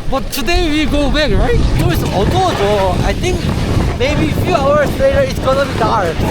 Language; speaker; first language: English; non-native, learner; Korean